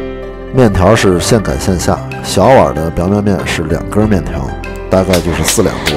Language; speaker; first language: Chinese; native; Chinese